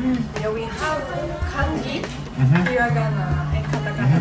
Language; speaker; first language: English; non-native, fluent; Japanese